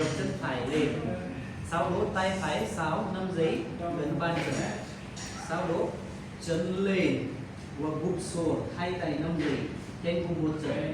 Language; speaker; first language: Vietnamese; non-native, learner; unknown